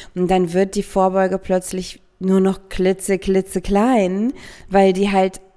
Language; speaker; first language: German; native; German